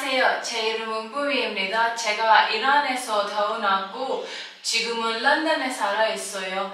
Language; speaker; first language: Korean; non-native, learner; Persian